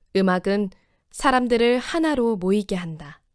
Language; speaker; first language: Korean; native; Korean